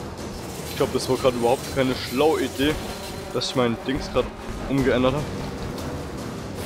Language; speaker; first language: German; native; German